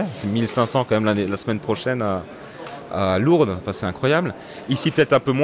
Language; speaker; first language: French; native; French